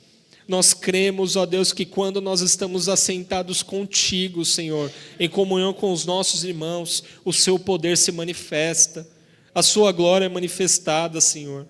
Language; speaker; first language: Portuguese; native; Portuguese